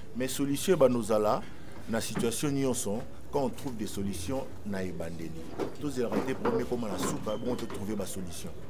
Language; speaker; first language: French; non-native, local second language; Lingala